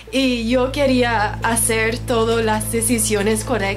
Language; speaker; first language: Spanish; non-native, learner; English